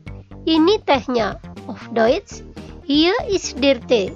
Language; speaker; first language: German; non-native, fluent; Indonesian